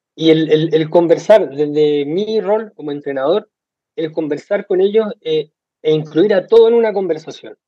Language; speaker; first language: Spanish; native; Spanish